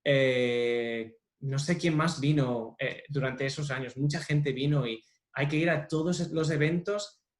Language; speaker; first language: Spanish; non-native, fluent; English